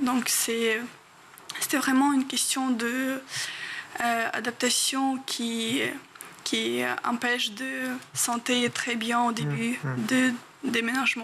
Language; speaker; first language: French; non-native, fluent; Ukrainian